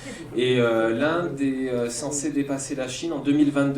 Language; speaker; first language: French; native; French